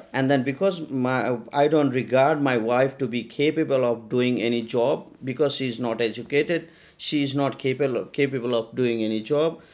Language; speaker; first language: English; non-native, local second language; Nepali